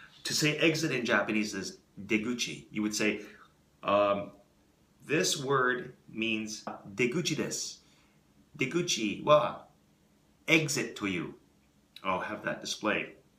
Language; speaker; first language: English; native; English